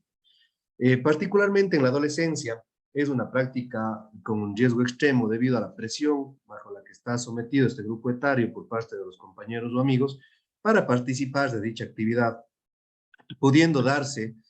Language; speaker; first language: Spanish; native; Spanish